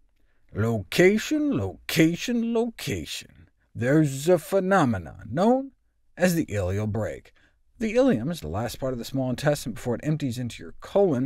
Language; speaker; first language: English; native; English